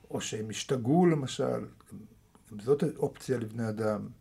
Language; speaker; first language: Hebrew; early bilingual, other home language; Russian